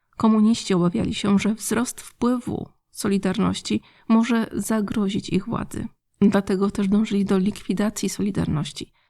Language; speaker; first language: Polish; native; Polish